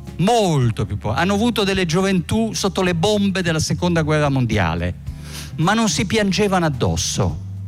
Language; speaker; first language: Italian; native; Italian